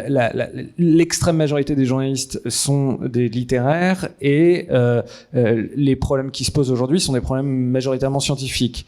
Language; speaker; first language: French; native; French